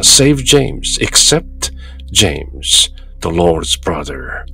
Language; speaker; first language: English; non-native, fluent; Korean